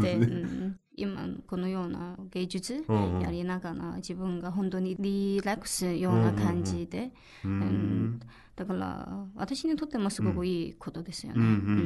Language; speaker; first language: Japanese; non-native, learner; Chinese